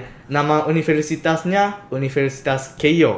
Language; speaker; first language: Indonesian; non-native, fluent; Japanese